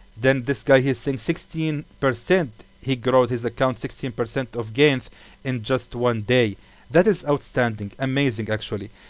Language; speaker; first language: English; non-native, fluent; Arabic